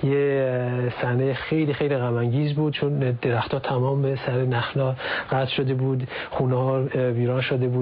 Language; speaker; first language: Persian; native; Persian